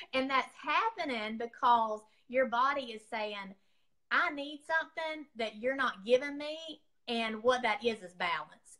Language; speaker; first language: English; native; English